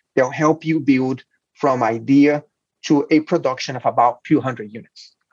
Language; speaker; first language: English; non-native, fluent; Portuguese